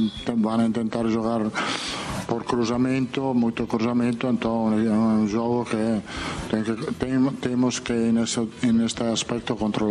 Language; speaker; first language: Portuguese; non-native, fluent; Italian